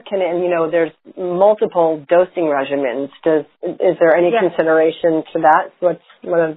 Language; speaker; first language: English; native; English